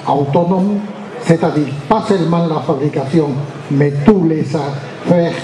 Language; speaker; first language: French; non-native, learner; Spanish